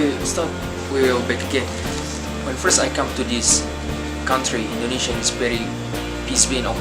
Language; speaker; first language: English; non-native, learner; Arabic